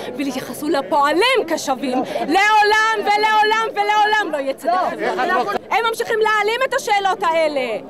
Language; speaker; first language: Hebrew; non-native, local second language; Arabic